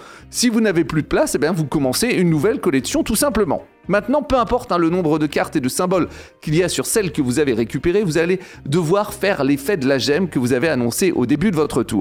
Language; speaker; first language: French; native; French